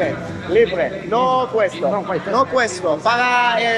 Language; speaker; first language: Spanish; non-native, learner; English